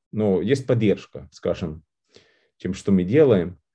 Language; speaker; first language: Russian; non-native, fluent; Lithuanian